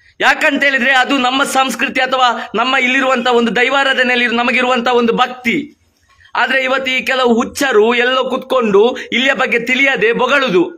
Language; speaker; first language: Kannada; non-native, local second language; Tulu